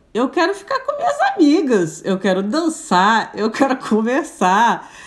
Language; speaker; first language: Portuguese; native; Portuguese